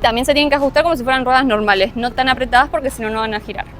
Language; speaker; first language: Spanish; native; Spanish